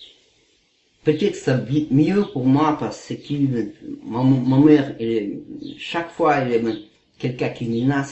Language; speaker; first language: French; non-native, learner; Kazakh